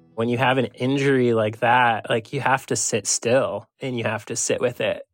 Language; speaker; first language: English; native; English